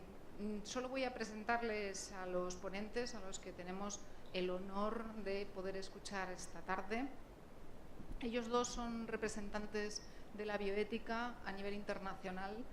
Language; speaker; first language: Spanish; native; Spanish